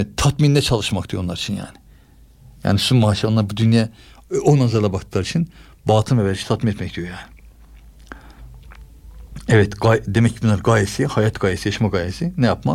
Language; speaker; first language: Turkish; native; Turkish